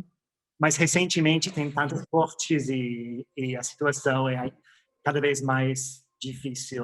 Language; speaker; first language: Portuguese; non-native, fluent; English